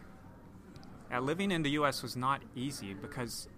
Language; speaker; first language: English; non-native, local second language; Cantonese